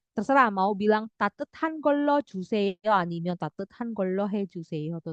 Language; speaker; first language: Korean; non-native, fluent; Indonesian